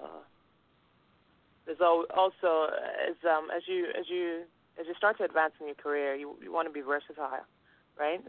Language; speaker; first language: English; non-native, local second language; Yoruba